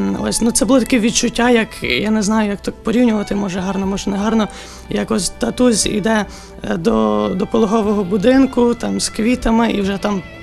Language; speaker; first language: Ukrainian; native; Ukrainian